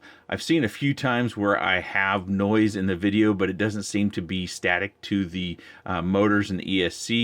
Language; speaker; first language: English; native; English